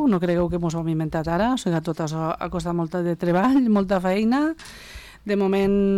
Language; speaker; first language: Catalan; native; Catalan